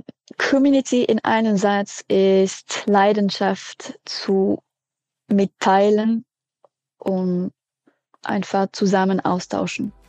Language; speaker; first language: German; non-native, fluent; French